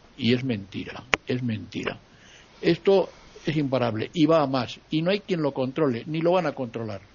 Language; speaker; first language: Spanish; native; Spanish